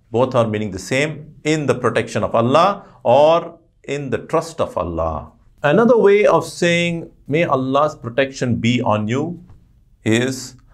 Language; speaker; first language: English; non-native, local second language; Urdu